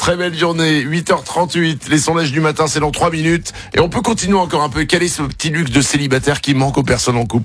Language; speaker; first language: French; native; French